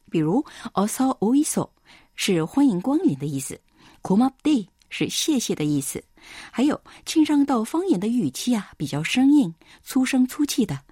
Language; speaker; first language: Chinese; non-native, fluent; Korean